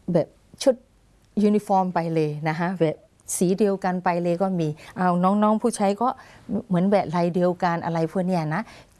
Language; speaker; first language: Thai; non-native, fluent; Burmese